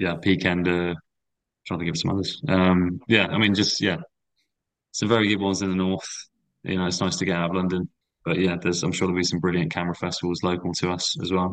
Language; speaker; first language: English; native; English